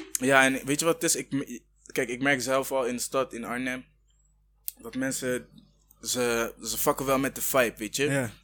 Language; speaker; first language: Dutch; early bilingual, other home language; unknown